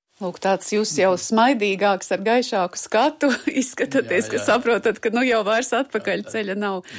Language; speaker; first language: Latvian; native; Latvian